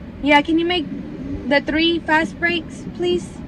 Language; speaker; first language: English; early bilingual, other home language; Spanish